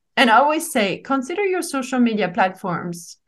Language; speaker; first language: English; non-native, fluent; French